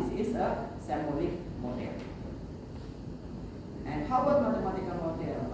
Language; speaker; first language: English; non-native, learner; Indonesian